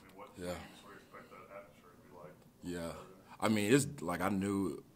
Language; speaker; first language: English; native; English